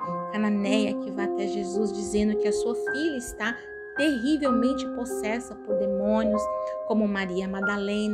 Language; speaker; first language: Portuguese; native; Portuguese